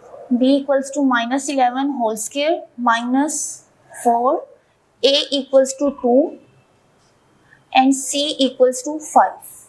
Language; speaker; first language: English; non-native, local second language; Urdu